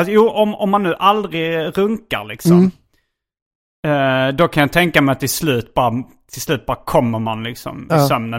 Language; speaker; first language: Swedish; native; Swedish